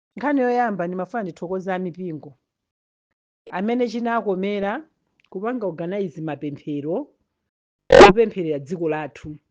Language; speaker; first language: Nyanja; native; Nyanja